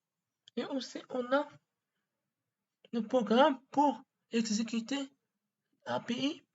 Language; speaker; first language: French; non-native, local second language; Arabic